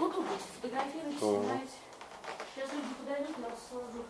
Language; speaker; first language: Russian; native; Russian